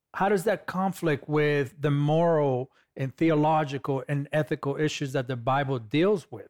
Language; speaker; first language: English; native; English